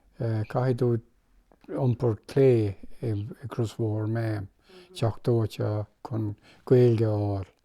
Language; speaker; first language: Irish; non-native, local second language; English